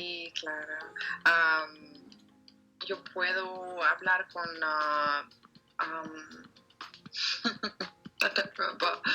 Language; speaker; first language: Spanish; non-native, learner; English